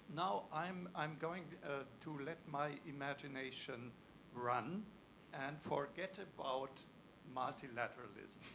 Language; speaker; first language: English; non-native, fluent; German